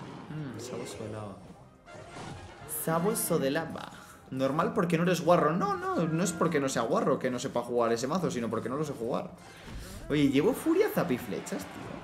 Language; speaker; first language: Spanish; native; Spanish